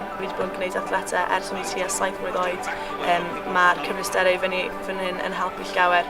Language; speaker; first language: Welsh; native; Welsh